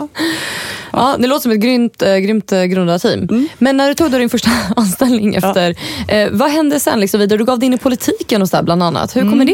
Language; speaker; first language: Swedish; native; Swedish